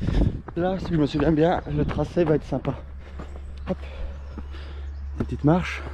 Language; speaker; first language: French; native; French